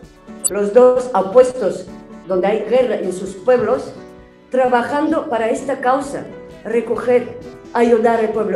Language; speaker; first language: Spanish; non-native, learner; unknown